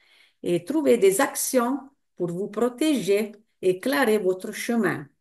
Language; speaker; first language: French; non-native, fluent; Italian